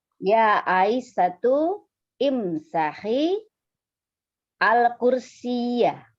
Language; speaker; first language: Arabic; non-native, learner; Indonesian